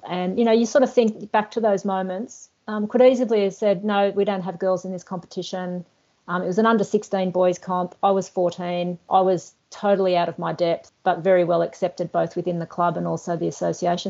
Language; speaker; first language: English; native; English